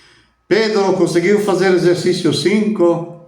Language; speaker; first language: Portuguese; non-native, fluent; Italian